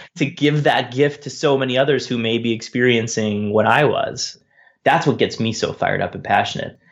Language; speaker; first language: English; native; English